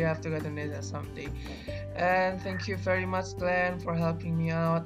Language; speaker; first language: English; non-native, learner; Indonesian